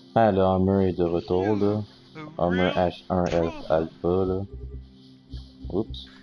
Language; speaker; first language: French; native; French